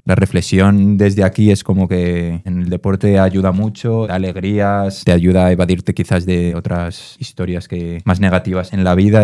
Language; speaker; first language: Spanish; native; Spanish